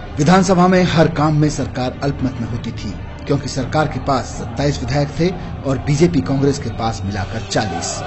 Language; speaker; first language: Hindi; native; Hindi